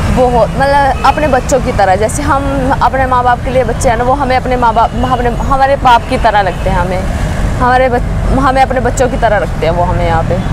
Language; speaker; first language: Hindi; native; Hindi